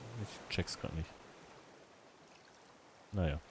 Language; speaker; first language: German; native; German